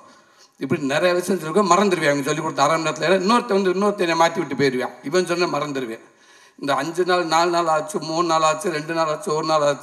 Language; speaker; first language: Tamil; native; Tamil